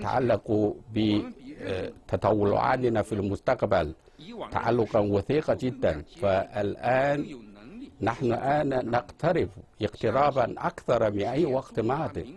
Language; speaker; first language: Arabic; non-native, fluent; Chinese